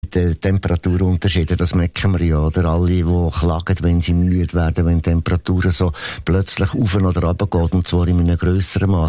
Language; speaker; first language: German; native; German